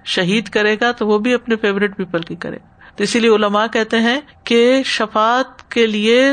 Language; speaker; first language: Urdu; native; Urdu